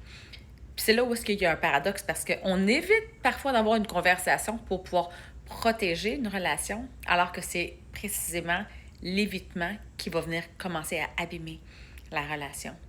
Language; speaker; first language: French; native; French